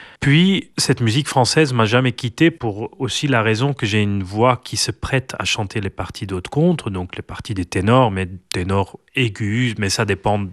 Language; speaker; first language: French; non-native, local second language; Dutch